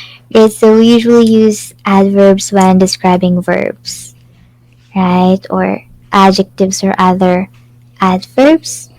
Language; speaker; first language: English; non-native, fluent; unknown